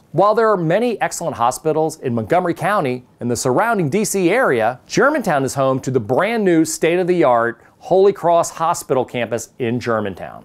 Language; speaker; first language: English; native; English